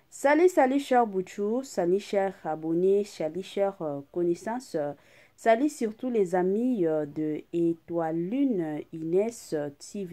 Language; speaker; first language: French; non-native, local second language; Lingala